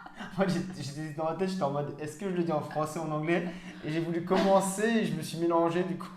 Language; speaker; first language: French; native; French